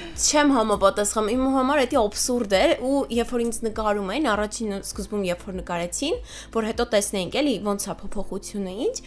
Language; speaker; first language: Armenian; native; Armenian